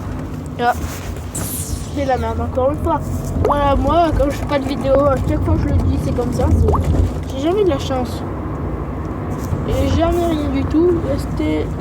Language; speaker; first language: French; native; French